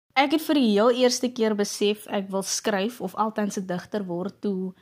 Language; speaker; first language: Afrikaans; native; Afrikaans